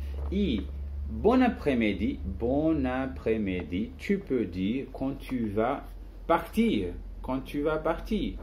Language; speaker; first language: French; non-native, learner; Portuguese